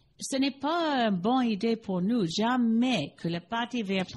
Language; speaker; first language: French; non-native, learner; English